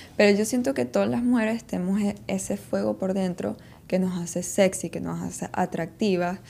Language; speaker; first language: Spanish; early bilingual, heritage; Spanish